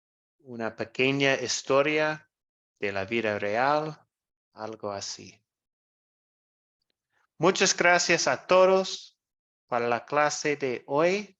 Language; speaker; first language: Spanish; non-native, fluent; English